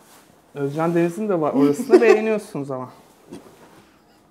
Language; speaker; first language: Turkish; native; Turkish